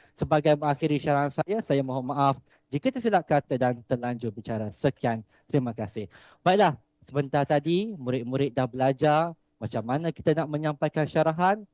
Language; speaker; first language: Malay; native; Malay